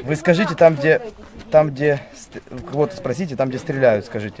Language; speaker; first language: Russian; native; Russian